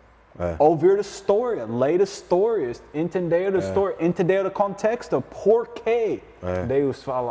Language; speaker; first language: Portuguese; non-native, learner; English